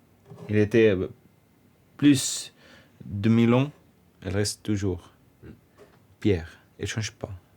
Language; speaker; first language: French; non-native, learner; Arabic